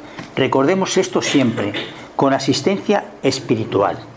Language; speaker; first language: Spanish; native; Spanish